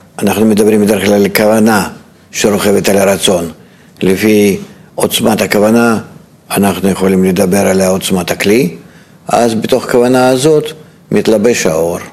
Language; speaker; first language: Hebrew; non-native, fluent; Russian